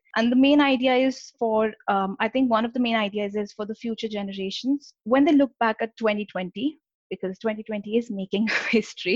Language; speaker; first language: English; non-native, local second language; Hindi